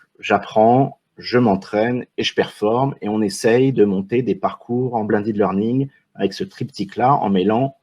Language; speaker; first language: French; native; French